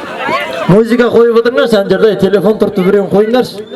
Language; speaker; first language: Kazakh; native; Kazakh